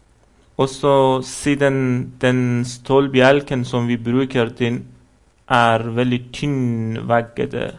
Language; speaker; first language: Norwegian; non-native, fluent; Persian